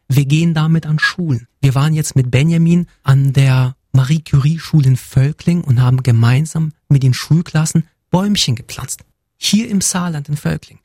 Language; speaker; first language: German; early bilingual, other home language; Russian